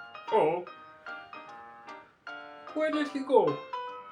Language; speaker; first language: English; non-native, learner; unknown